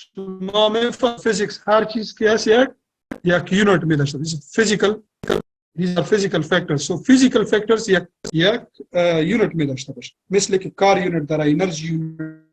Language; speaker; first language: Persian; non-native, local second language; Pashto